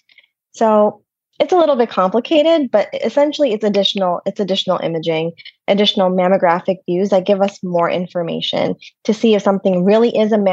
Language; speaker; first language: English; native; English